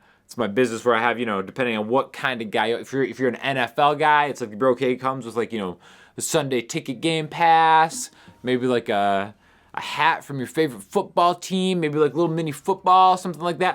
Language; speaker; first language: English; native; English